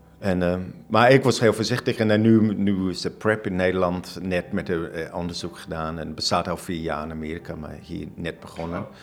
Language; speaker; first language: Dutch; non-native, fluent; English